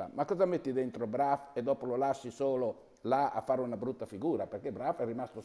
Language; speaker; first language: Italian; native; Italian